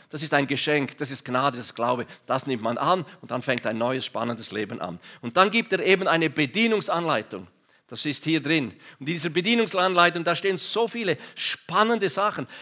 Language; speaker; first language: German; non-native, local second language; Romansh